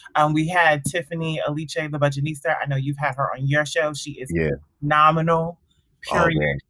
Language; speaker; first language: English; early bilingual, other home language; Akan